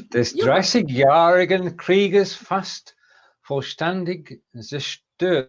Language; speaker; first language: German; non-native, learner; English